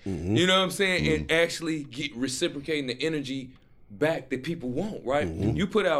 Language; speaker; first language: English; native; English